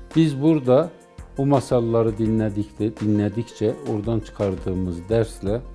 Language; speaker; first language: Turkish; native; Turkish